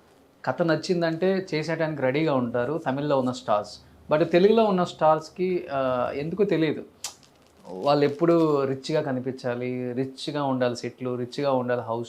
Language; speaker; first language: Telugu; native; Telugu